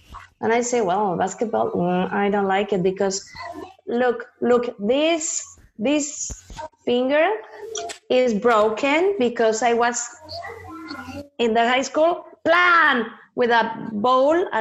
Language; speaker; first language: English; non-native, learner; Spanish